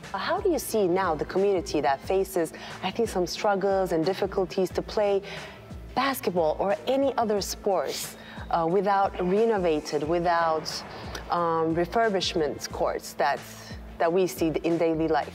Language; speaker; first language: English; non-native, fluent; Turkish